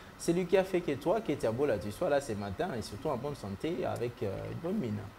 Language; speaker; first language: French; native; French